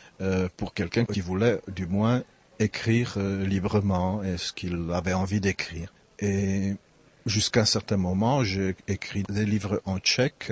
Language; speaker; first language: French; non-native, fluent; Czech